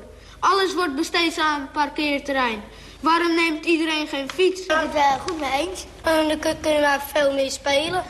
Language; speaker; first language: Dutch; native; Dutch